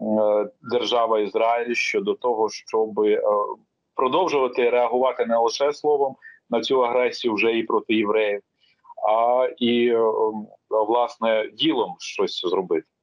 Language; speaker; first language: Ukrainian; native; Ukrainian